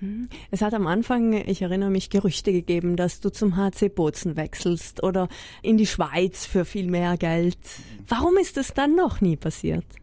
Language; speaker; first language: German; native; German